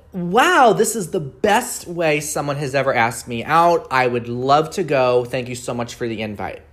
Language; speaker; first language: English; native; English